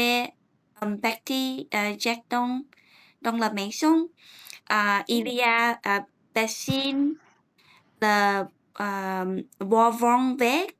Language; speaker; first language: French; non-native, learner; Vietnamese